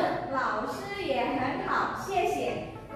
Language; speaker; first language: Chinese; non-native, fluent; Indonesian